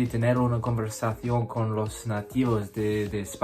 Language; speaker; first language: Spanish; non-native, learner; English